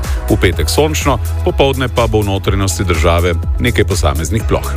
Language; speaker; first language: Slovenian; native; Slovenian